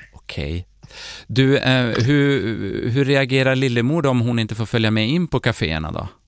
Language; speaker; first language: Swedish; native; Swedish